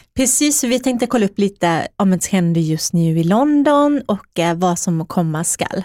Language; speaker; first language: Swedish; native; Swedish